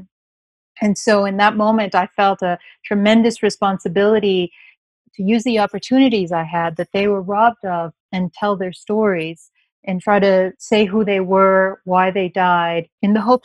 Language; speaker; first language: English; native; English